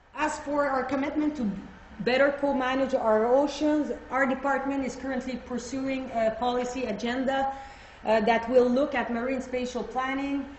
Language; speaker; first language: English; non-native, fluent; French